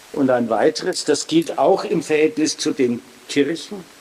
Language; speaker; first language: German; native; German